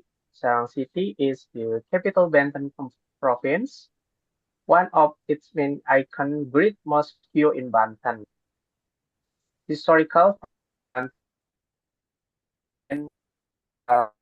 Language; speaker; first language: English; non-native, learner; Indonesian